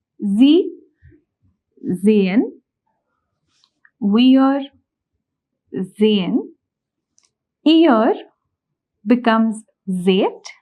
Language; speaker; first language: German; non-native, fluent; English